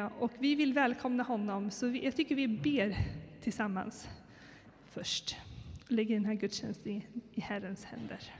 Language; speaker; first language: Swedish; native; Swedish